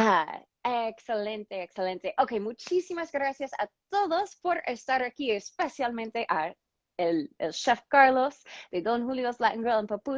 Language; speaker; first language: Spanish; non-native, fluent; English